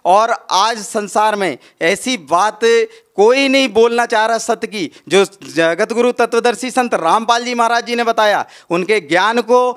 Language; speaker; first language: Hindi; native; Hindi